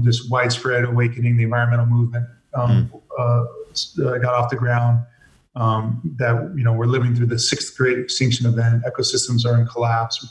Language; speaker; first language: English; native; English